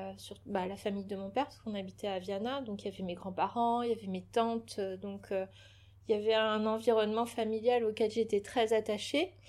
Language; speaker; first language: French; early bilingual, other home language; Portuguese